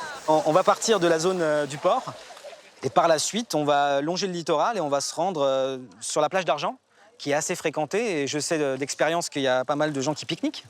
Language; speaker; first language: French; native; French